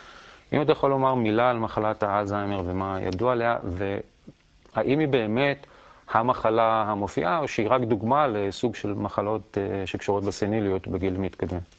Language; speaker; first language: Hebrew; native; Hebrew